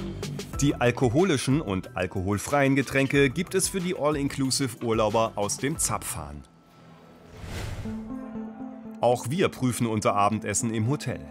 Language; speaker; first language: German; native; German